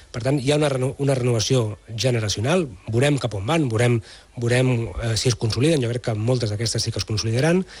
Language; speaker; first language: Catalan; native; Catalan